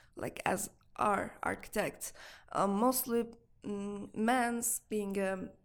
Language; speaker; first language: English; non-native, learner; Turkish